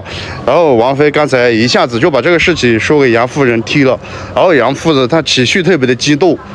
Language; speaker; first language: Chinese; native; Chinese